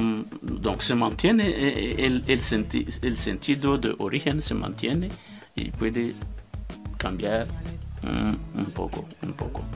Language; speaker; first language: Spanish; non-native, fluent; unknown